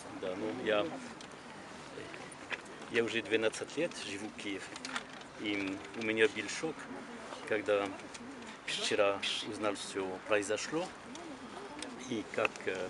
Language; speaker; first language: Russian; non-native, learner; French